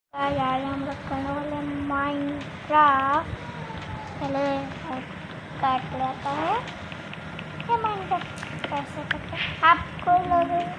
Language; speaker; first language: Hindi; non-native, learner; Bangla